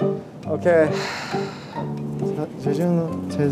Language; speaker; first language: Korean; non-native, learner; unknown